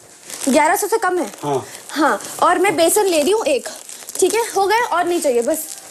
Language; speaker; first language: Hindi; native; Hindi